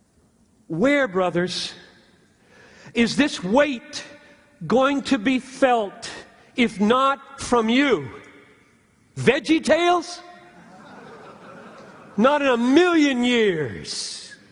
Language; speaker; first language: English; native; English